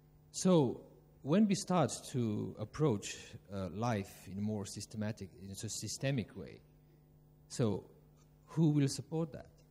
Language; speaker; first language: English; non-native, fluent; Slovenian